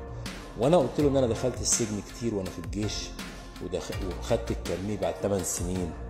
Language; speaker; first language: Arabic; native; Arabic